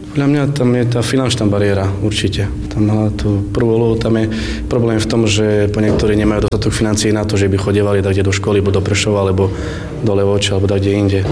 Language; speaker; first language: Slovak; non-native, local second language; Romany